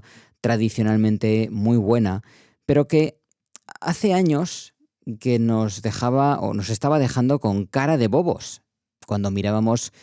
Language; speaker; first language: Spanish; native; Spanish